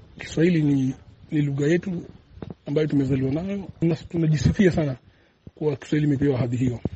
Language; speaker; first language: Swahili; native; Swahili